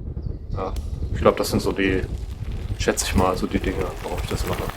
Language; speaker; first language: German; native; German